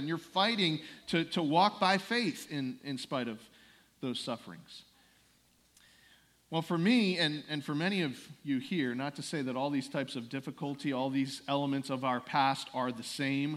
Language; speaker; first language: English; native; English